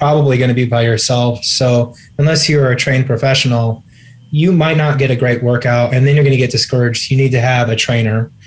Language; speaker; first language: English; native; English